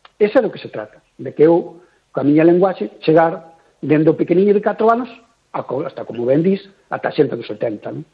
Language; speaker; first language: Galician; native; Galician